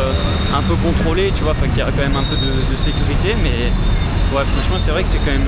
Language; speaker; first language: French; native; French